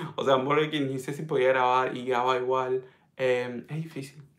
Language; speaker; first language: Spanish; native; Spanish